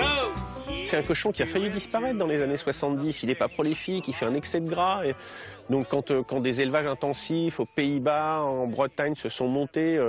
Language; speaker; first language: French; native; French